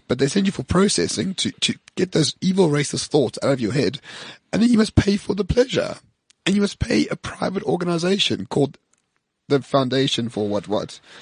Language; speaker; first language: English; native; English